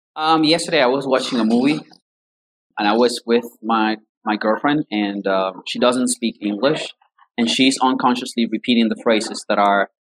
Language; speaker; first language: English; non-native, fluent; Spanish